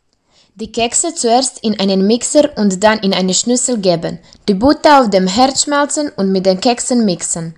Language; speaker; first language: German; non-native, learner; Croatian